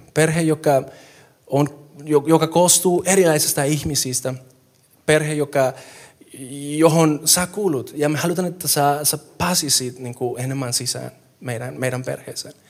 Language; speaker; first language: Finnish; non-native, fluent; Spanish